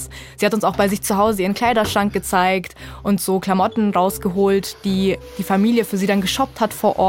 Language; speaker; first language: German; native; German